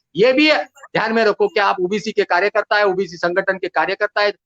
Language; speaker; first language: Hindi; non-native, local second language; Marathi